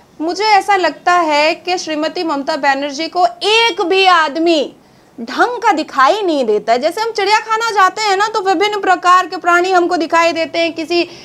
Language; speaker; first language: Hindi; native; Hindi